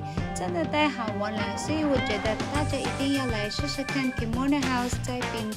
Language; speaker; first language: Chinese; non-native, learner; Filipino